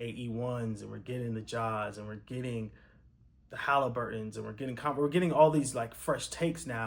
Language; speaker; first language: English; native; English